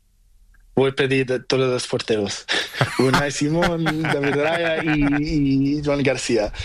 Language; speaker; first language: Spanish; non-native, learner; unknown